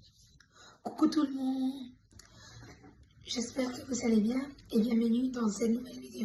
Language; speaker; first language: French; non-native, fluent; Spanish